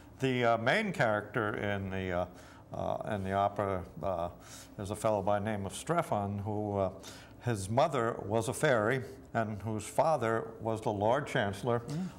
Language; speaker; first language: English; native; English